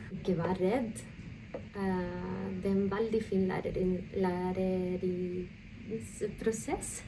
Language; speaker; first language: Norwegian; non-native, fluent; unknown